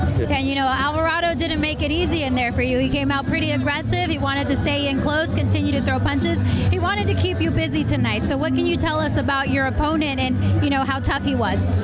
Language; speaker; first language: English; early bilingual, other home language; Spanish